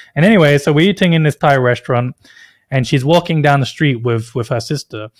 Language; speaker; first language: English; native; English